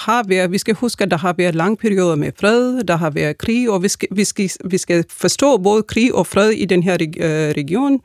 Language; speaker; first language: Danish; non-native, fluent; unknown